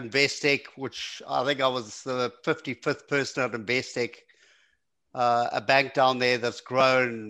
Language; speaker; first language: English; native; English